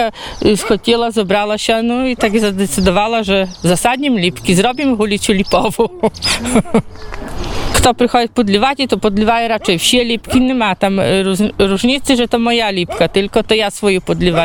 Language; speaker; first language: Polish; non-native, local second language; Ukrainian